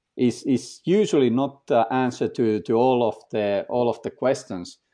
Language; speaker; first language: English; non-native, fluent; Finnish